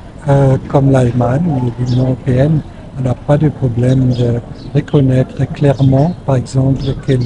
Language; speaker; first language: French; non-native, fluent; German